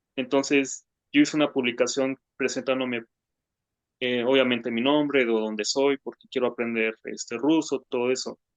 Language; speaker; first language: Spanish; native; Spanish